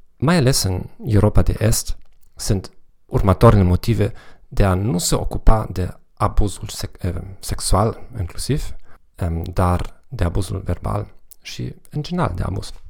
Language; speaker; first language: Romanian; non-native, fluent; German